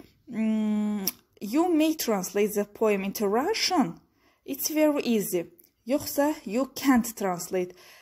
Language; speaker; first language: English; non-native, fluent; Azerbaijani